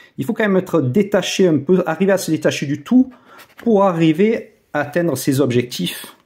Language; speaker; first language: French; native; French